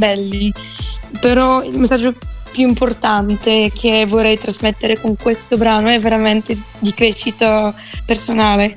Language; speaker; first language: Italian; non-native, fluent; Bulgarian